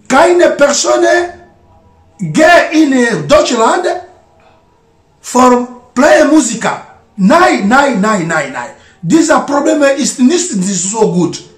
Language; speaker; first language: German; non-native, learner; Lingala